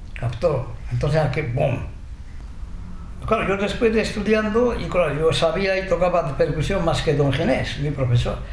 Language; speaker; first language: Spanish; non-native, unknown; Japanese